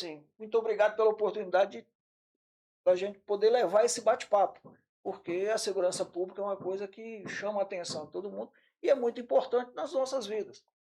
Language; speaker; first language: Portuguese; native; Portuguese